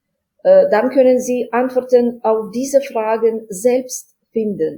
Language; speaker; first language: German; non-native, fluent; Ukrainian